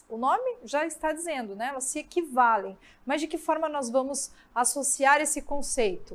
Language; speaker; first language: Portuguese; native; Portuguese